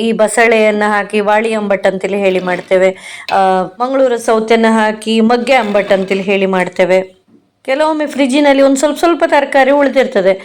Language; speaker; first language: Kannada; non-native, local second language; Konkani